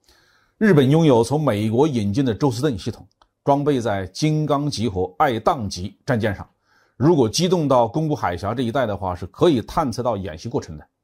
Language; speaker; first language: Chinese; native; Chinese